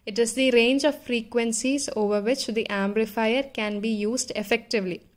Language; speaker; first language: English; non-native, local second language; Malayalam